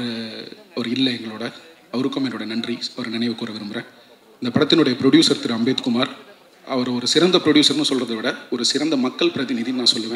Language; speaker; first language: Tamil; native; Tamil